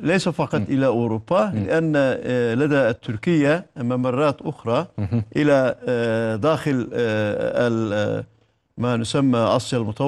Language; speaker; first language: Arabic; non-native, fluent; Turkish